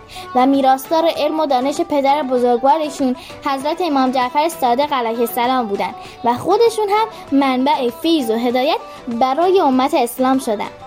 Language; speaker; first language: Persian; native; Persian